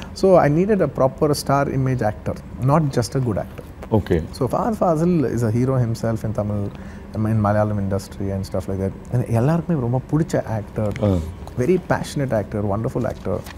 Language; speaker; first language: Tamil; non-native, local second language; Telugu